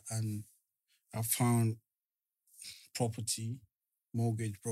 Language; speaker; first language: English; non-native, local second language; Yoruba